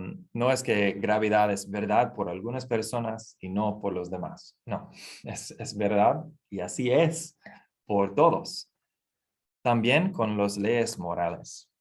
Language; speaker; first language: Spanish; non-native, fluent; English